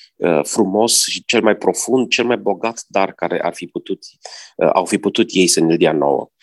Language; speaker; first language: Romanian; native; Romanian